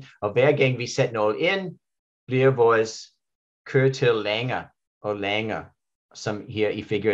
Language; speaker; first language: Danish; non-native, learner; English